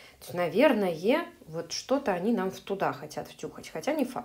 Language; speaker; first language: Russian; native; Russian